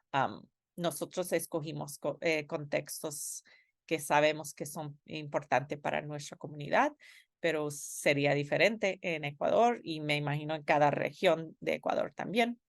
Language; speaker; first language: Spanish; non-native, fluent; English